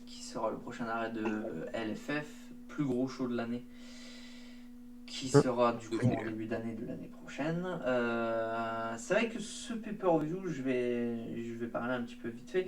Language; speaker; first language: French; native; French